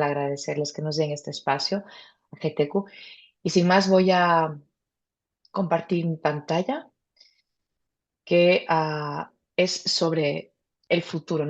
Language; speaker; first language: Spanish; native; Spanish